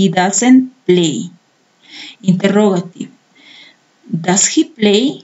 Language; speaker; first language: English; non-native, fluent; Spanish